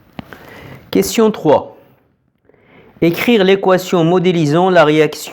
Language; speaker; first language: French; non-native, local second language; Arabic